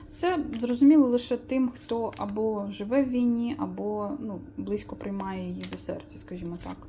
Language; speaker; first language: Ukrainian; native; Ukrainian